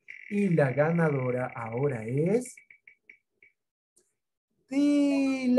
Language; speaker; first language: Spanish; native; Spanish